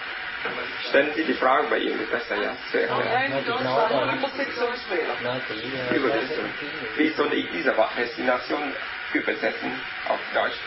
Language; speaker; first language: German; non-native, learner; Vietnamese